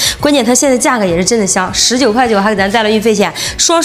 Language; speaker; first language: Chinese; native; Chinese